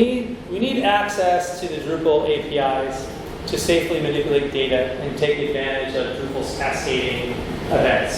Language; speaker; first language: English; native; English